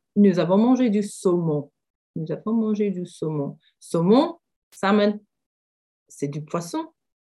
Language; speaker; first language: French; non-native, fluent; English